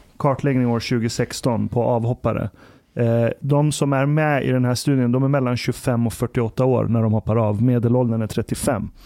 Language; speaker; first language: Swedish; early bilingual, other home language; Persian